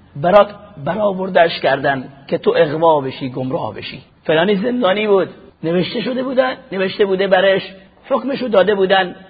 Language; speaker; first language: Persian; native; Persian